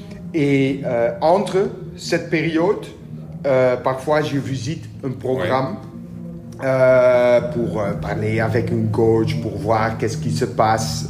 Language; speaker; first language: French; non-native, learner; Dutch